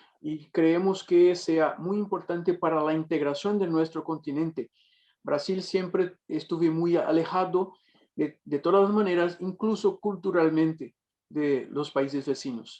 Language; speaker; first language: Spanish; non-native, fluent; Portuguese